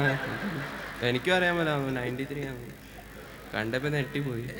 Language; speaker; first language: Malayalam; early bilingual, heritage; Malayalam